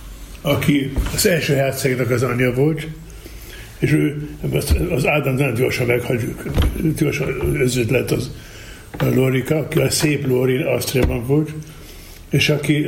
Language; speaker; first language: Hungarian; non-native, learner; German